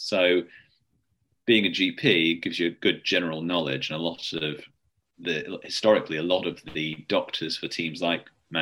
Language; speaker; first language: English; native; English